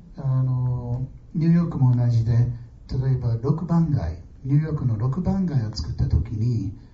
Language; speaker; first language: Japanese; non-native, fluent; English